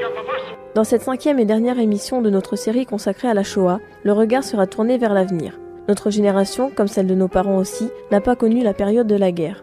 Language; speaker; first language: French; native; French